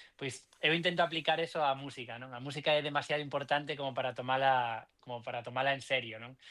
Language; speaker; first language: Galician; non-native, local second language; Spanish